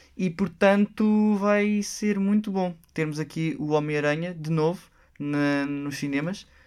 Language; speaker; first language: Portuguese; native; Portuguese